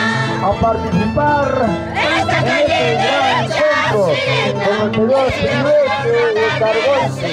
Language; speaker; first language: Spanish; native; Spanish